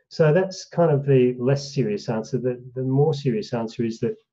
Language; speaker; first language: English; native; English